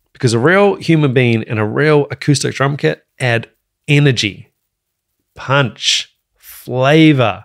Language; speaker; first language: English; native; English